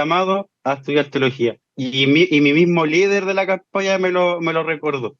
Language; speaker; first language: Spanish; native; Spanish